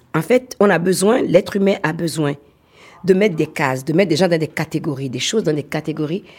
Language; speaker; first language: French; non-native, local second language; Fon